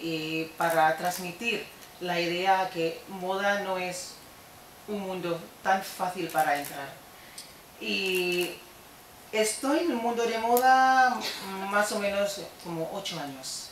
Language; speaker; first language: Spanish; non-native, fluent; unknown